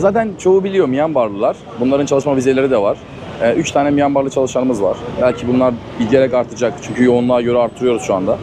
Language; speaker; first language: Turkish; native; Turkish